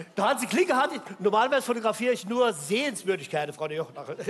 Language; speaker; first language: German; native; German